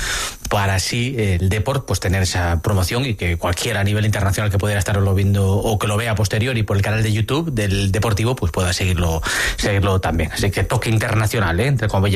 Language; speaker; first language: Spanish; native; Spanish